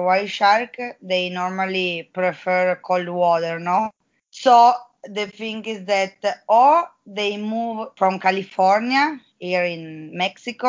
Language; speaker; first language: English; non-native, fluent; Italian